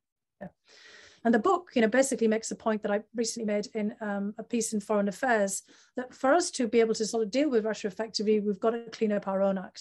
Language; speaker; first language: English; native; English